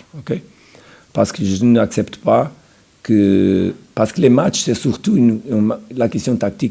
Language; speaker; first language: French; non-native, fluent; Portuguese